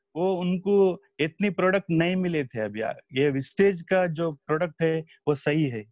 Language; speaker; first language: Hindi; non-native, local second language; Telugu